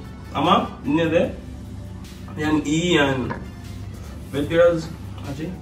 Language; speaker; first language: Turkish; non-native, fluent; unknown